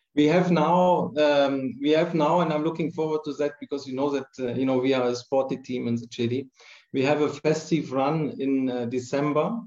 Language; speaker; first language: English; non-native, fluent; German